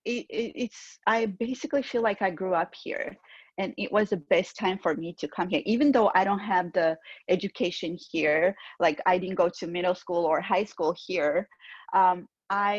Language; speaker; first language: English; non-native, fluent; Georgian